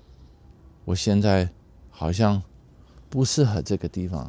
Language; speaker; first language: Chinese; non-native, fluent; Dutch